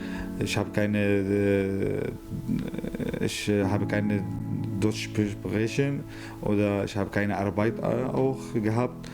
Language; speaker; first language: German; non-native, learner; Arabic